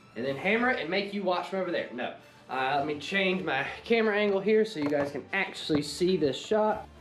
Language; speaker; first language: English; native; English